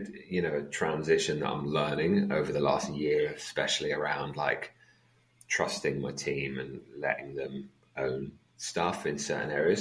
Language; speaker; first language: English; native; English